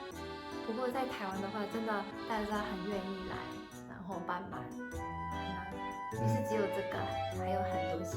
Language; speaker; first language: Chinese; non-native, fluent; Japanese